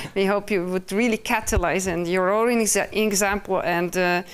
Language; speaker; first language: English; non-native, fluent; Hungarian